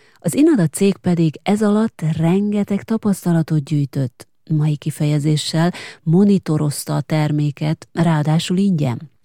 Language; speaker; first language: Hungarian; native; Hungarian